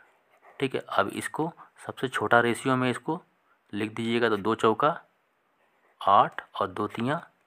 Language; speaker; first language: Hindi; native; Hindi